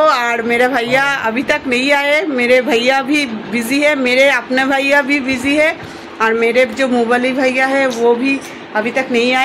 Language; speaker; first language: Hindi; non-native, local second language; Bangla